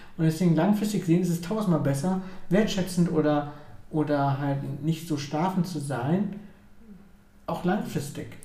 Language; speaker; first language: German; early bilingual, other home language; Ukrainian